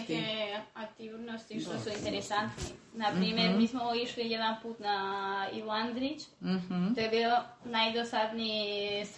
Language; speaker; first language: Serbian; early bilingual, heritage; Spanish